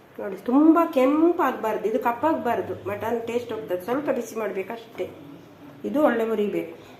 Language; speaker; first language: Kannada; non-native, local second language; Tulu